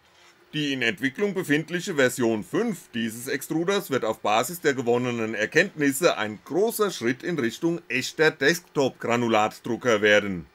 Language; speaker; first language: German; native; German